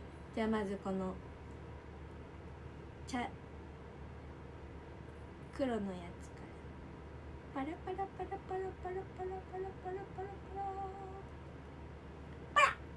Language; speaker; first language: Japanese; native; Japanese